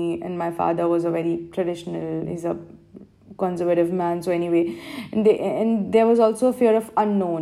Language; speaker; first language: English; non-native, local second language; Hindi